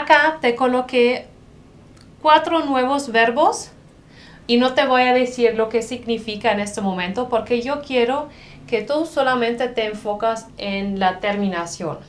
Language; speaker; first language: Spanish; non-native, fluent; German